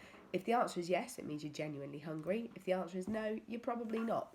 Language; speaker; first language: English; native; English